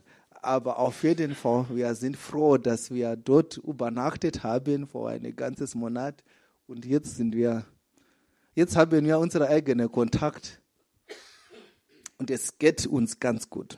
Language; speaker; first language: German; non-native, fluent; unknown